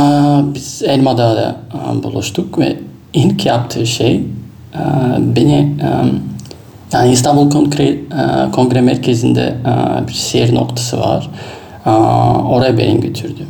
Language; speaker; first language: Turkish; non-native, fluent; Russian